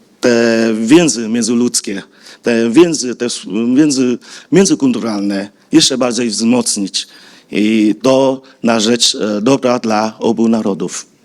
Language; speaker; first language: Polish; non-native, fluent; Vietnamese